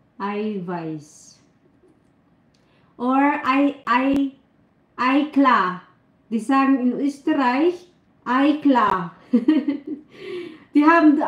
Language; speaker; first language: German; non-native, learner; Filipino